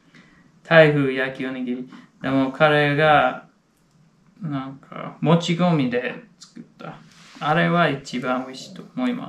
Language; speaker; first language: Japanese; non-native, fluent; English